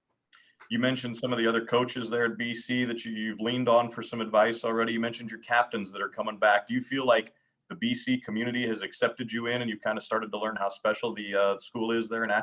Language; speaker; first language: English; native; English